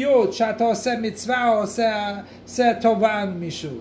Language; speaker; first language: Hebrew; non-native, fluent; English